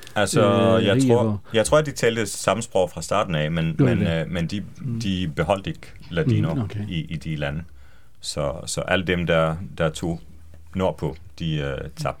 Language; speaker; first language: Danish; non-native, fluent; Hebrew